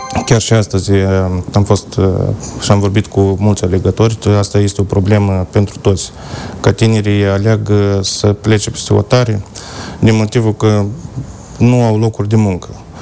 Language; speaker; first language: Romanian; native; Romanian